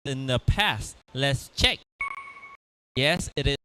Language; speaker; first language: English; non-native, fluent; Vietnamese